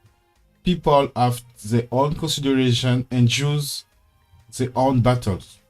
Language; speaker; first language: English; non-native, learner; French